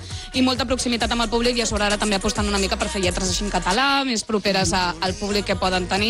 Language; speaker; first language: Catalan; native; Catalan